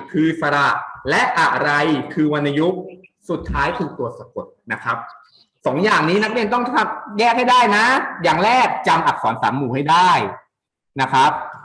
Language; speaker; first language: Thai; native; Thai